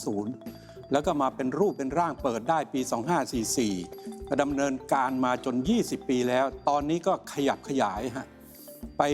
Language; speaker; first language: Thai; native; Thai